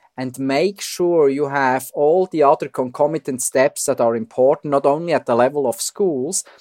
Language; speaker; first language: English; non-native, fluent; German